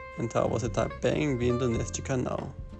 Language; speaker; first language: Portuguese; non-native, learner; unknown